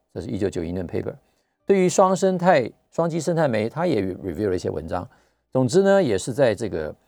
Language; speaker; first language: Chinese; native; Chinese